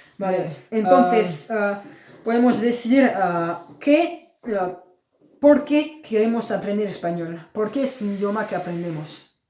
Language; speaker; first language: Spanish; non-native, learner; French